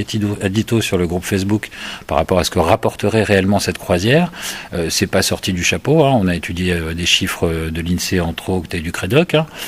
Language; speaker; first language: French; native; French